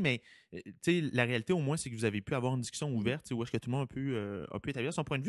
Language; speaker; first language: French; native; French